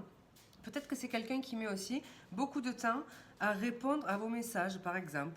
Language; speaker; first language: French; native; French